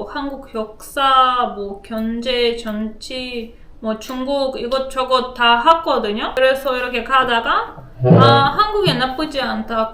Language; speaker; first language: Korean; non-native, fluent; Russian